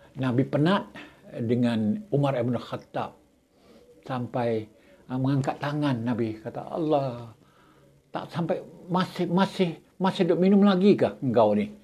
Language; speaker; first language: Malay; native; Malay